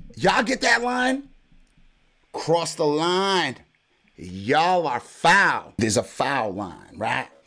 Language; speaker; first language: English; native; English